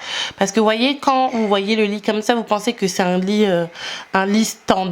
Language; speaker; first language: French; native; French